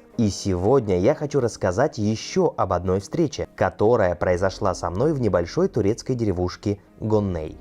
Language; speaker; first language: Russian; native; Russian